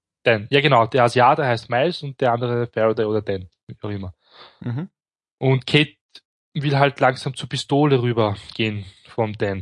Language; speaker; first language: German; native; German